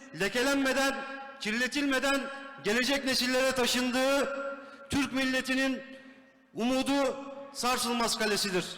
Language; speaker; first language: Turkish; native; Turkish